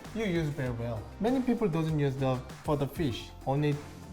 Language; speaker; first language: English; non-native, learner; Korean